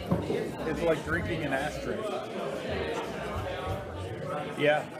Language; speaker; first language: English; native; English